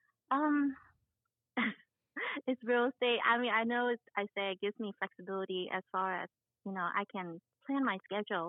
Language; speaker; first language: English; early bilingual, other home language; Vietnamese